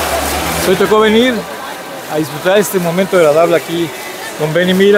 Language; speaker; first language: Spanish; native; Spanish